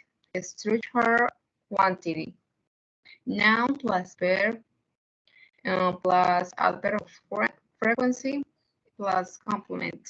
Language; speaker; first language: English; non-native, learner; Spanish